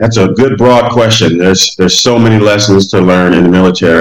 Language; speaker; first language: English; native; English